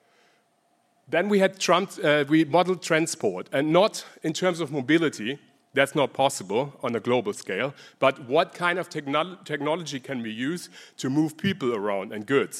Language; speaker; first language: English; non-native, fluent; German